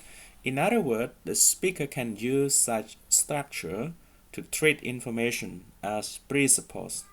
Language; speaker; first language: English; non-native, fluent; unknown